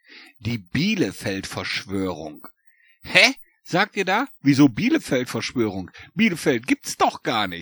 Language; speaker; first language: German; native; German